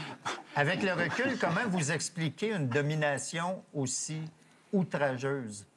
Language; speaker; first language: French; native; French